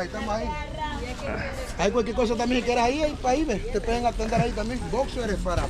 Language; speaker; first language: Spanish; native; Spanish